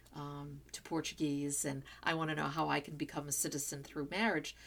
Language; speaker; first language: English; non-native, fluent; Portuguese